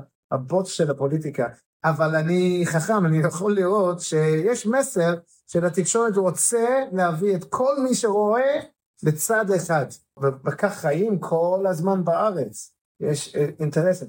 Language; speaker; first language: Hebrew; non-native, fluent; English